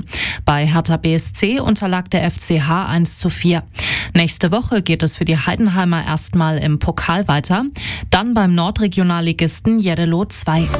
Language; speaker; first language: German; native; German